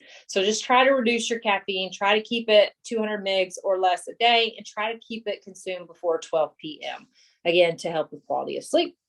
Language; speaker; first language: English; native; English